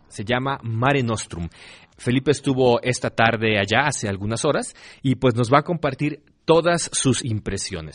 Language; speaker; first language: Spanish; native; Spanish